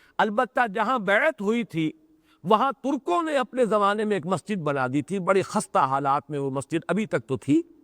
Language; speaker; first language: Urdu; native; Urdu